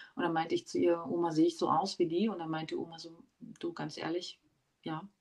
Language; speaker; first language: German; early bilingual, other home language; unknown